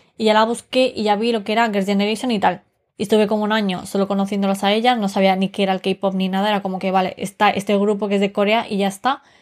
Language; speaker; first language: Spanish; early bilingual, other home language; Romanian